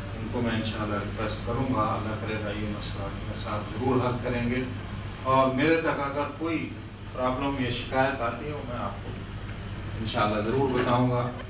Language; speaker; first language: Urdu; non-native, local second language; Saraiki